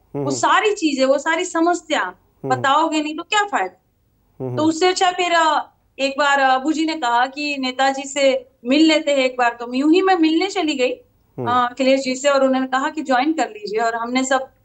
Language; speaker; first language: Hindi; non-native, local second language; Gujarati